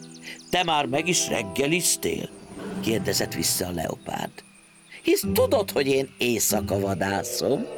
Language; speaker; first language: Hungarian; native; Hungarian